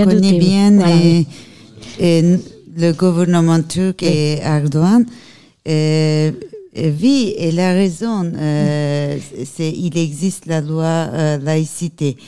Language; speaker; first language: French; non-native, learner; Turkish